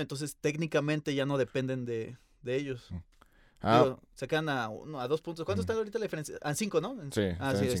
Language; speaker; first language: Spanish; native; Spanish